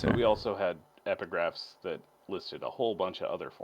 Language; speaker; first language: English; native; English